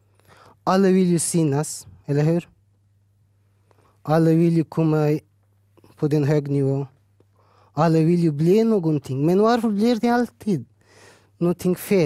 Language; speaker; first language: Swedish; early bilingual, other home language; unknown